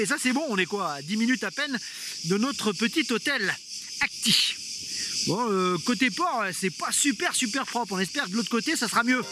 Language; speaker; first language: French; native; French